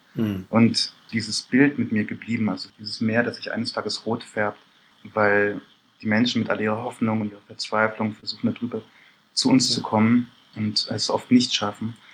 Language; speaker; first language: German; early bilingual, other home language; Persian